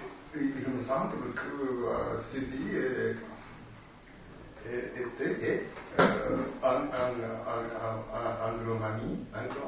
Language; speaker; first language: French; non-native, learner; Japanese